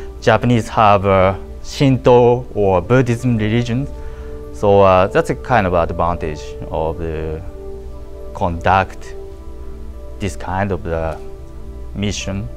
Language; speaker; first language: English; non-native, learner; Japanese